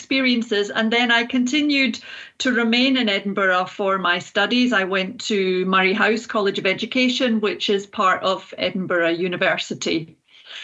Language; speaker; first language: English; native; English